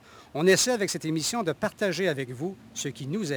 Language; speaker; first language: French; native; French